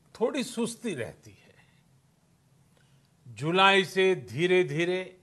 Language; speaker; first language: Hindi; non-native, local second language; Gujarati